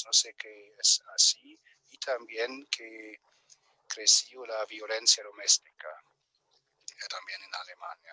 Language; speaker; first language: Spanish; non-native, fluent; German